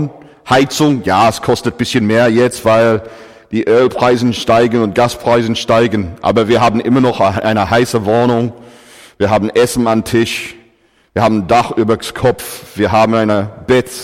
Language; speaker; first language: German; non-native, fluent; English